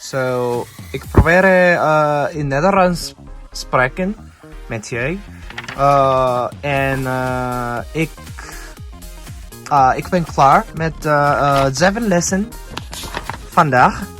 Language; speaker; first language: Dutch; non-native, learner; Japanese